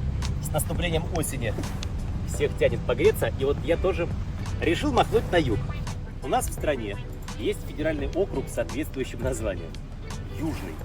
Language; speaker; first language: Russian; native; Russian